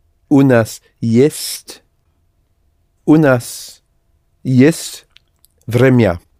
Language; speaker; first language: Russian; non-native, learner; English